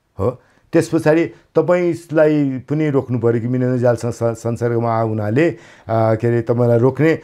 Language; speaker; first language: Nepali; native; Nepali